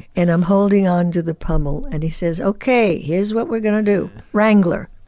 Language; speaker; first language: English; early bilingual, other home language; Spanish